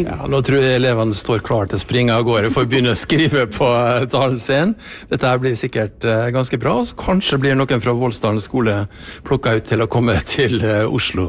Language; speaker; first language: Norwegian; native; Norwegian